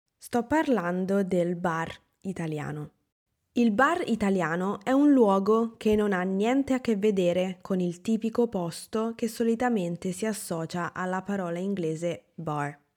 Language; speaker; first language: Italian; native; Italian